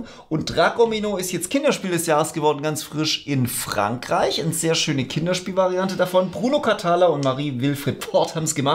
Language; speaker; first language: German; native; German